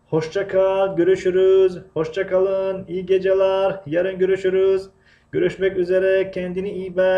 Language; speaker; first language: Turkish; non-native, fluent; Tajik